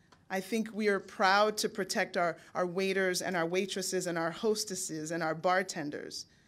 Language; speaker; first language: English; native; English